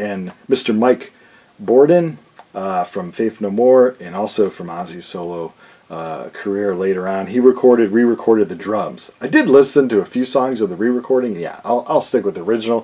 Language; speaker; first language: English; native; English